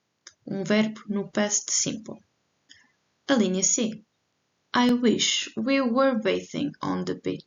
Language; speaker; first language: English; non-native, fluent; Portuguese